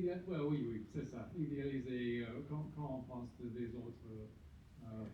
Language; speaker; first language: French; non-native, learner; English